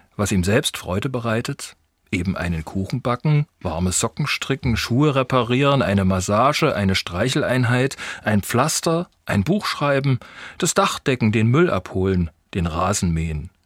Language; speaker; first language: German; native; German